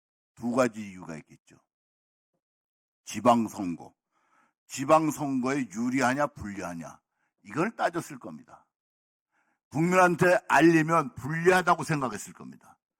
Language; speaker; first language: Korean; native; Korean